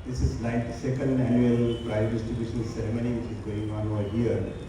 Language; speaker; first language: English; non-native, local second language; Marathi